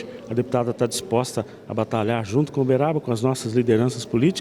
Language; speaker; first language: Portuguese; native; Portuguese